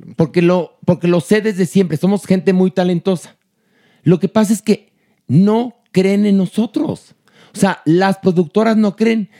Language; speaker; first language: Spanish; native; Spanish